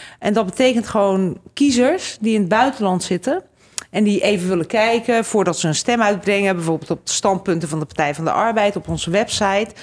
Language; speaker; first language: Dutch; early bilingual, other home language; Hungarian